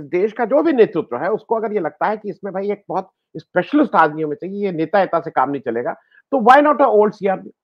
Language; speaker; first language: Hindi; native; Hindi